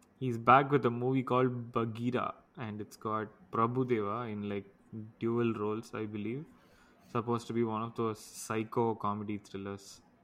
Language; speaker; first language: English; non-native, local second language; Tamil